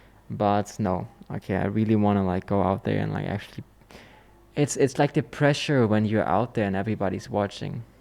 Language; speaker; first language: English; non-native, fluent; German